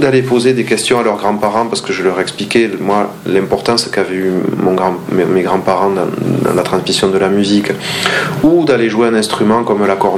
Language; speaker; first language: French; native; French